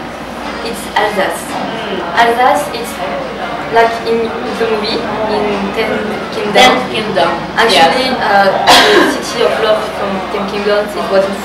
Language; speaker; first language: English; non-native, learner; French